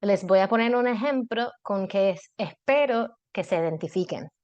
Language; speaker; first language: Spanish; non-native, fluent; English